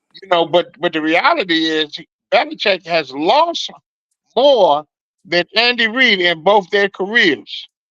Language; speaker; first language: English; native; English